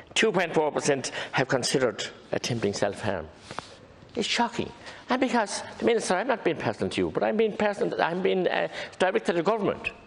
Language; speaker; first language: English; native; English